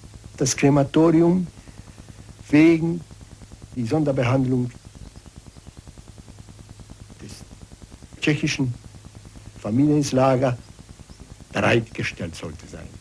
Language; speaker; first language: German; non-native, fluent; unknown